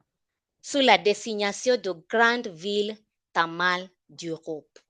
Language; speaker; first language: French; non-native, fluent; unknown